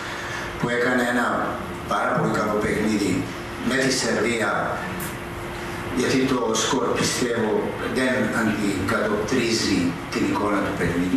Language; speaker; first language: Greek; non-native, fluent; Serbian